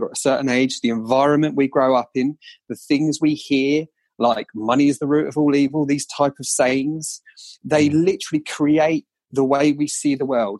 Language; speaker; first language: English; native; English